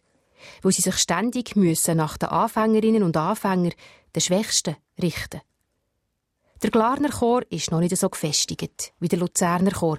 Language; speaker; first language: German; native; German